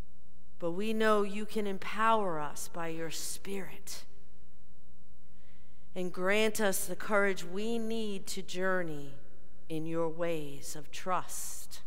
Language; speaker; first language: English; native; English